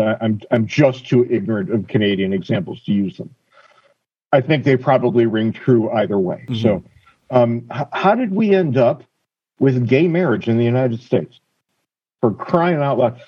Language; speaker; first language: English; native; English